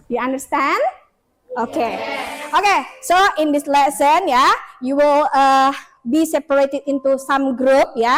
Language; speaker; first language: English; non-native, fluent; Indonesian